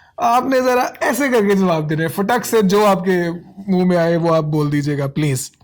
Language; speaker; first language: Urdu; native; Urdu